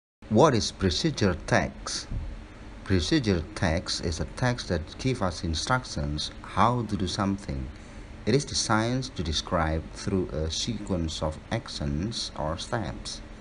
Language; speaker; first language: English; non-native, fluent; Indonesian